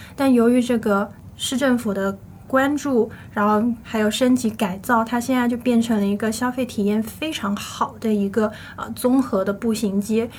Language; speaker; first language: Chinese; native; Chinese